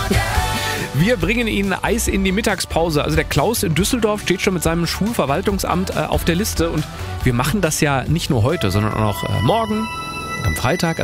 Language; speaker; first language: German; native; German